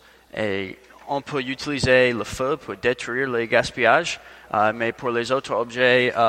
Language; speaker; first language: French; non-native, learner; English